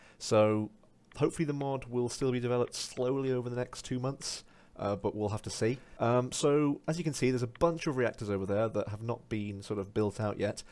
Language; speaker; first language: English; native; English